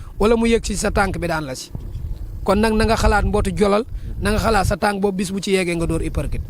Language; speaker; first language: Wolof; native; Wolof